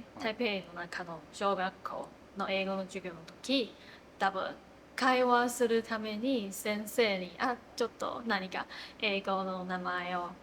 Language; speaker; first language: Japanese; non-native, fluent; Chinese